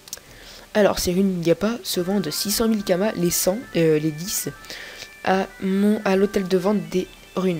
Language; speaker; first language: French; native; French